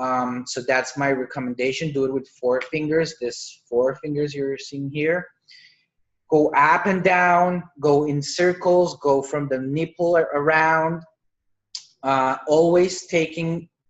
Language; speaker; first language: English; non-native, fluent; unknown